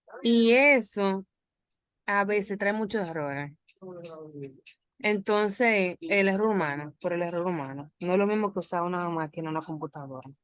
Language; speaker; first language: Spanish; native; Spanish